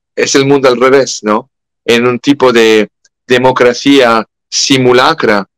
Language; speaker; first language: Spanish; non-native, fluent; French